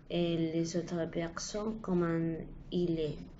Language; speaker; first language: French; non-native, learner; Spanish